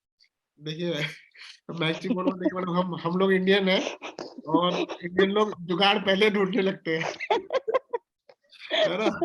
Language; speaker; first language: Hindi; native; Hindi